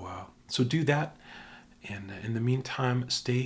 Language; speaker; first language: English; native; English